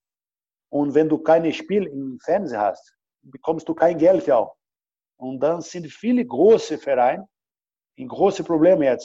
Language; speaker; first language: German; non-native, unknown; Portuguese